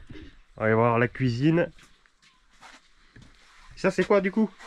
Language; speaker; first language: French; native; French